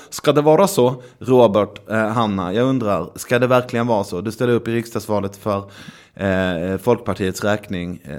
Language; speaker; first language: Swedish; native; Swedish